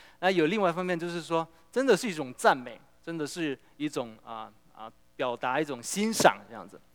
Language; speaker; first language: Chinese; non-native, local second language; Min Nan Chinese